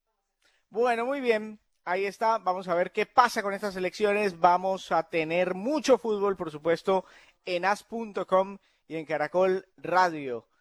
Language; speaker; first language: Spanish; native; Spanish